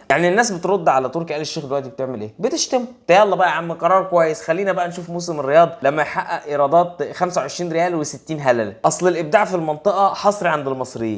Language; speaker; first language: Arabic; native; Arabic